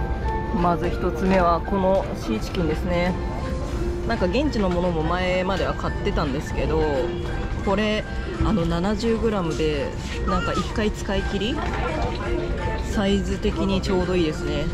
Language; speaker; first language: Japanese; native; Japanese